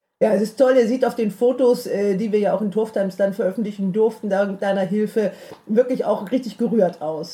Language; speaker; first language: German; native; German